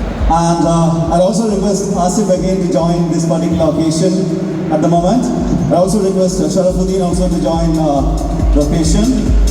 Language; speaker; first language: English; non-native, local second language; Malayalam